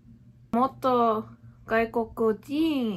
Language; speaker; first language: Japanese; non-native, learner; English